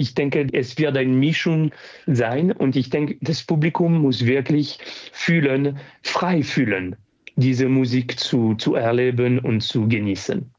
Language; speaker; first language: German; non-native, learner; French